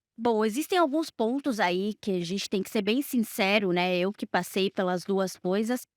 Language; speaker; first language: Portuguese; non-native, fluent; Spanish